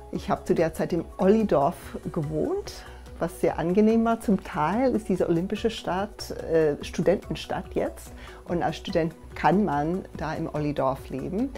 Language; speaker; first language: German; early bilingual, other home language; English